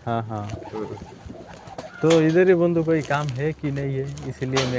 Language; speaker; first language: Hindi; non-native, learner; Bangla